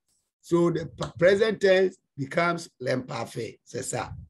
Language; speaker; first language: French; non-native, fluent; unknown